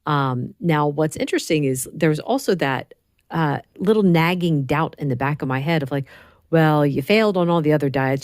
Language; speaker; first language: English; native; English